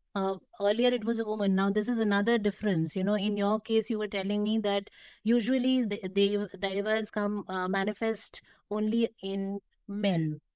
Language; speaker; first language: English; non-native, local second language; Hindi